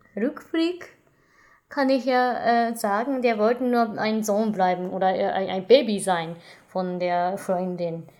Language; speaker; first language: German; non-native, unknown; Japanese